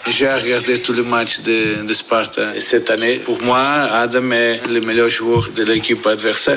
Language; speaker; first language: French; non-native, learner; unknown